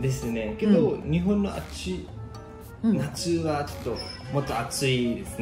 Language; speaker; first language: Japanese; non-native, fluent; Nepali